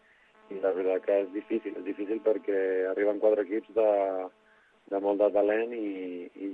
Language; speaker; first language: Catalan; non-native, local second language; Spanish